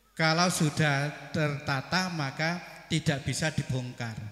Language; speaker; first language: Indonesian; non-native, local second language; Javanese